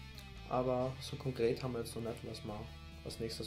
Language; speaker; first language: German; native; German